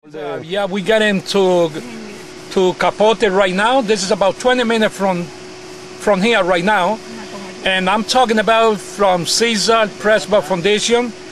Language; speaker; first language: English; non-native, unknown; Spanish